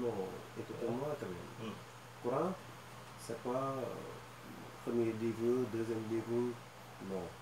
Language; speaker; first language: French; non-native, learner; Wolof